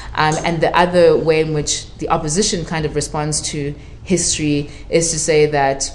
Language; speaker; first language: English; non-native, local second language; Shona